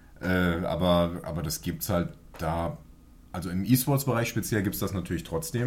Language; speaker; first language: German; native; German